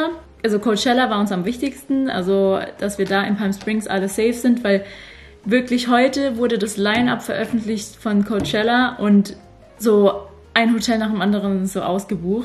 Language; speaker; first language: German; native; German